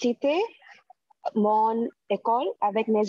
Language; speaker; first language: French; non-native, learner; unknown